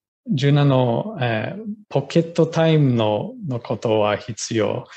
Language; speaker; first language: Japanese; non-native, learner; English